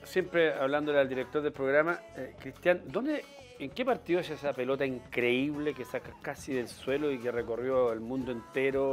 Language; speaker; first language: Spanish; native; Spanish